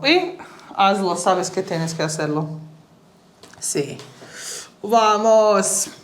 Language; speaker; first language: Spanish; early bilingual, heritage; Bosnian